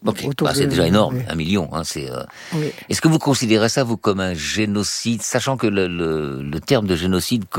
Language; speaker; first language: French; native; French